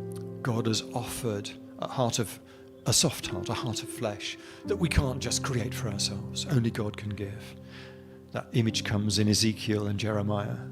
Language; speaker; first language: English; native; English